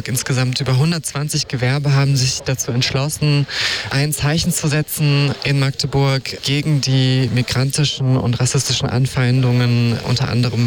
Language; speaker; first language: German; native; German